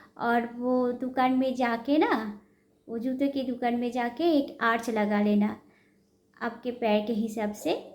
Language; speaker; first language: Hindi; non-native, local second language; Bangla